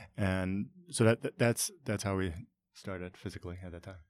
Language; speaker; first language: English; non-native, local second language; Cantonese